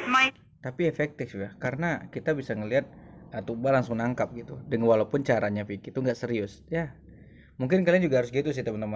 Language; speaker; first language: Indonesian; native; Indonesian